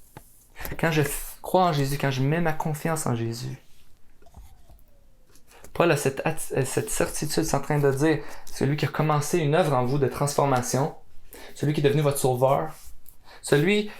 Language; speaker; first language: French; native; French